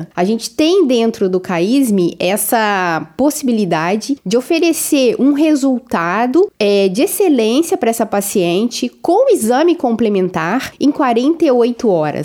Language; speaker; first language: Portuguese; native; Portuguese